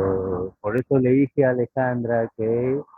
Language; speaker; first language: Spanish; non-native, fluent; Yoruba